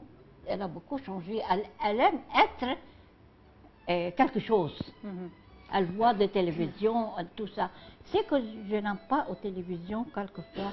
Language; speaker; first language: French; non-native, learner; Arabic